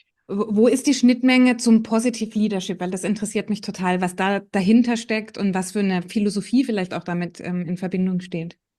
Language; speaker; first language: German; native; German